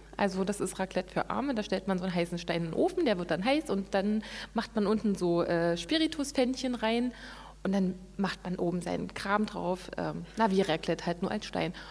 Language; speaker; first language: German; native; German